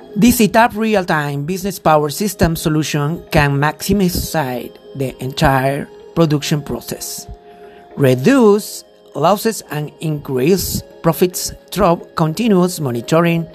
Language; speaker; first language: English; non-native, learner; Spanish